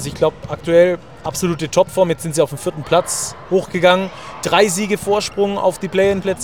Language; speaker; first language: German; native; German